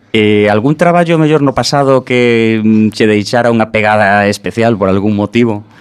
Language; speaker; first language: Galician; native; Galician